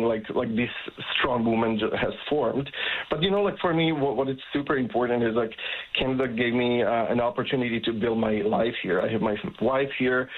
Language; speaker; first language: English; non-native, fluent; Slovak